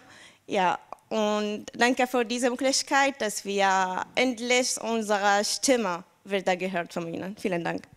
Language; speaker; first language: German; non-native, learner; Arabic